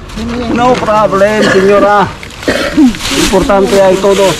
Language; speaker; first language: Spanish; non-native, learner; Filipino